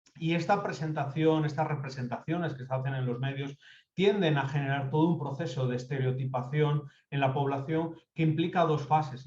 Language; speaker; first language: Spanish; native; Spanish